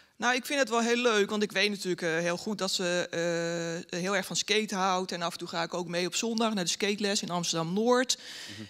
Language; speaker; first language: Dutch; native; Dutch